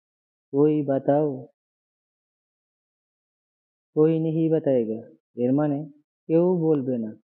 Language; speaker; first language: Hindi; non-native, learner; Bangla